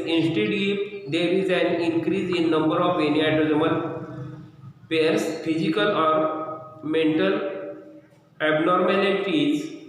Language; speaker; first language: English; non-native, local second language; Marathi